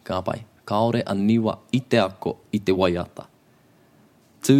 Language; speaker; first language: Māori; non-native, local second language; English